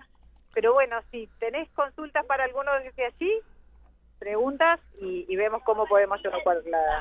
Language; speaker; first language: Spanish; native; Spanish